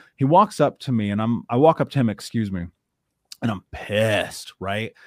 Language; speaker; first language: English; native; English